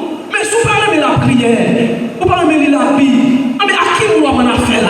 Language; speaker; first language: French; non-native, local second language; Haitian Creole